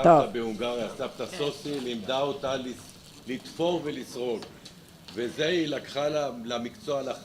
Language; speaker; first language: Hebrew; native; Hebrew